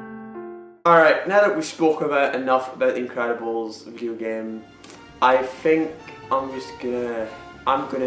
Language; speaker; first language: English; native; English